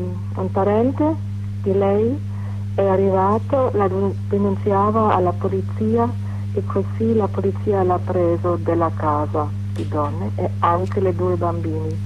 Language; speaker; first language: Italian; non-native, fluent; German